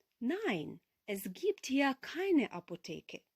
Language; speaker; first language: German; non-native, fluent; Ukrainian